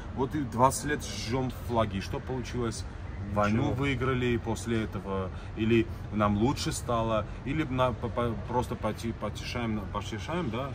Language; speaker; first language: Russian; non-native, fluent; Armenian